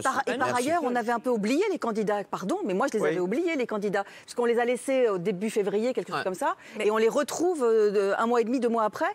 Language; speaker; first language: French; native; French